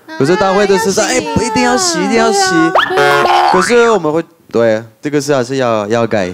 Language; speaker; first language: Chinese; non-native, fluent; French